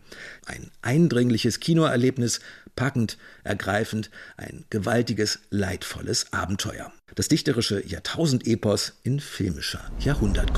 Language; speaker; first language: German; native; German